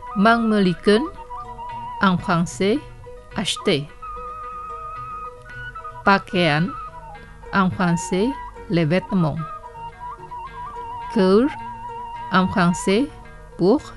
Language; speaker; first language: French; non-native, fluent; Indonesian